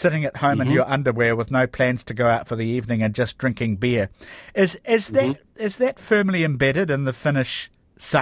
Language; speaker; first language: English; native; English